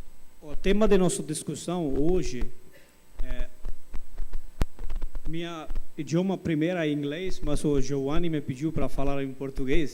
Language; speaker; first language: Portuguese; non-native, fluent; English